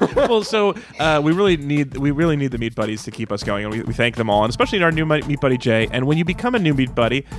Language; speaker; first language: English; native; English